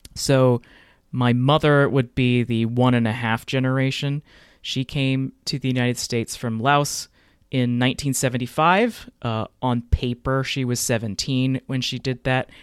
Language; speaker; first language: English; native; English